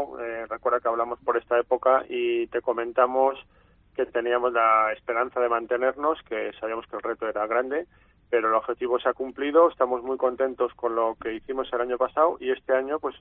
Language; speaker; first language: Spanish; native; Spanish